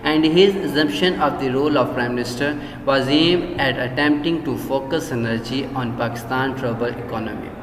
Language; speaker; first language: English; non-native, local second language; Urdu